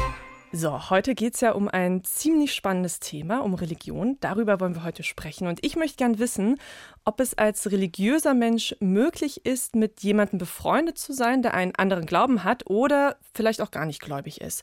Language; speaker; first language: German; native; German